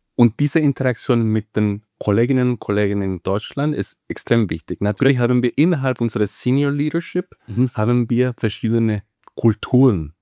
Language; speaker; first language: German; non-native, fluent; Spanish